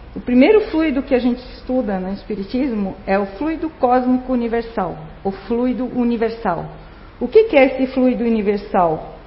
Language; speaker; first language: Portuguese; non-native, fluent; Spanish